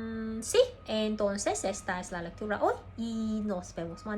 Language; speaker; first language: Spanish; non-native, learner; Cantonese